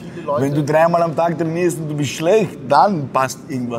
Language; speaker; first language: German; native; German